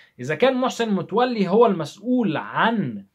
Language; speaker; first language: Arabic; native; Arabic